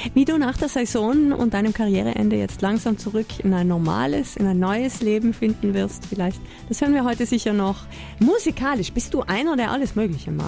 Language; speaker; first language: German; native; German